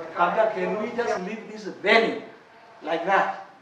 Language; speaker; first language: English; non-native, local second language; Swahili